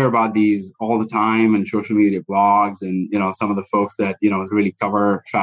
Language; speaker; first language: English; non-native, local second language; Hindi